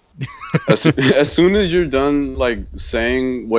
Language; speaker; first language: English; non-native, fluent; Spanish